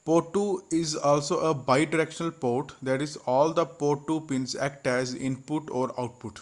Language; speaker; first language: English; non-native, local second language; Punjabi